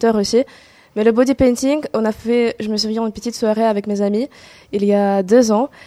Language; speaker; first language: French; non-native, fluent; Kazakh